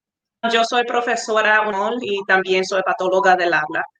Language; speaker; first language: Spanish; non-native, fluent; English